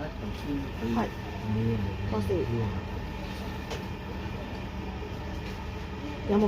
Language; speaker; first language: Cantonese; native; Cantonese